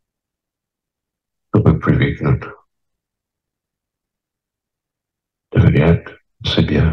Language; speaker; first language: Russian; non-native, fluent; English